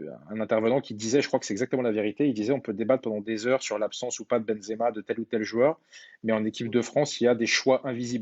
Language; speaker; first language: French; native; French